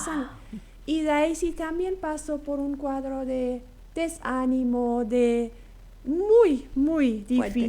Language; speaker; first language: Spanish; non-native, local second language; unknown